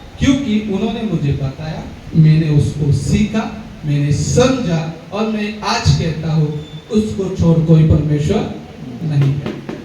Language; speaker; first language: Hindi; non-native, local second language; Marathi